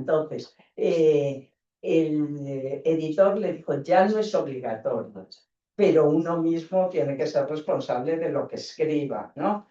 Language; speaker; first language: Spanish; native; Spanish